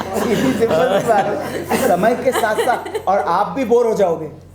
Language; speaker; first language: Hindi; native; Hindi